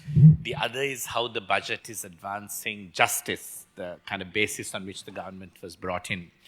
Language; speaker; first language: English; non-native, local second language; Sinhala